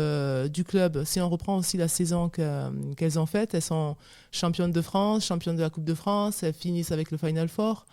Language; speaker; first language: French; native; French